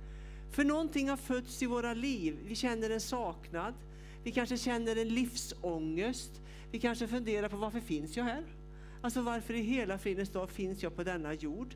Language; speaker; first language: Swedish; native; Swedish